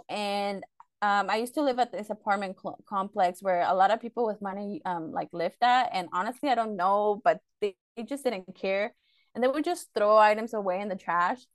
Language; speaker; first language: English; early bilingual, other home language; Spanish